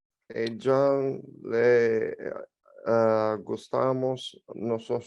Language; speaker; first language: Spanish; non-native, learner; English